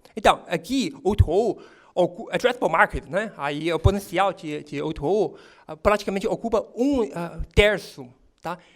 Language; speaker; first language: Portuguese; non-native, fluent; Chinese